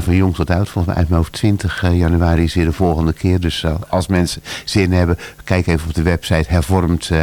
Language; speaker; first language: Dutch; native; Dutch